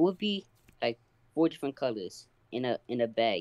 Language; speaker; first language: English; native; English